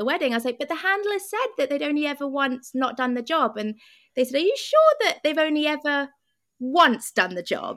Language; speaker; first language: English; native; English